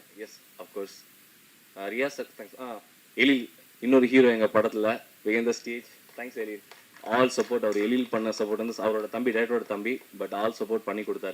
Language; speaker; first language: Tamil; native; Tamil